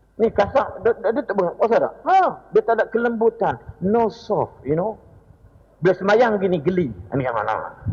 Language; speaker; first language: Malay; native; Malay